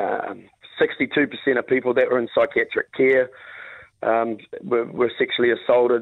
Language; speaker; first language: English; native; English